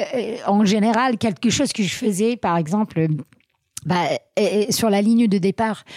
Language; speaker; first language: French; non-native, fluent; English